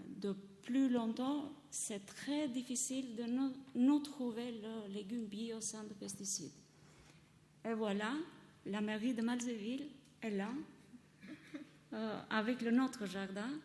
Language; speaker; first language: French; non-native, learner; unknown